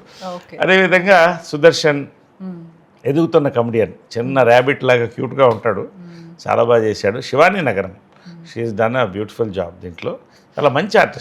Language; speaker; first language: Telugu; native; Telugu